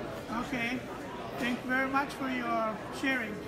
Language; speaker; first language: English; non-native, learner; Bulgarian